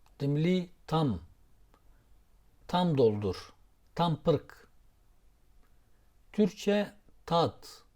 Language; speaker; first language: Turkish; non-native, local second language; Zaza